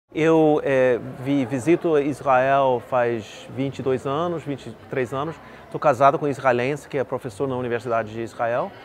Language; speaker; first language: Portuguese; non-native, fluent; English